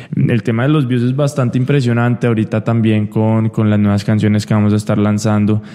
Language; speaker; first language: Spanish; early bilingual, heritage; Spanish